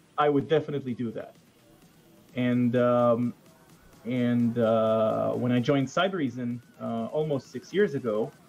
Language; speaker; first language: English; non-native, fluent; Hebrew